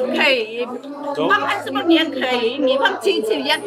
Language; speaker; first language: Chinese; non-native, learner; Central Dusun